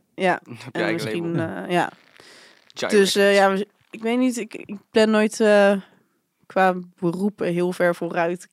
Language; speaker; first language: Dutch; native; Dutch